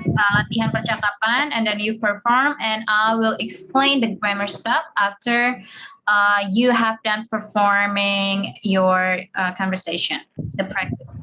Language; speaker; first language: English; non-native, fluent; Indonesian